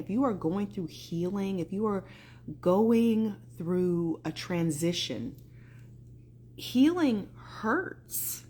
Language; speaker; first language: English; native; English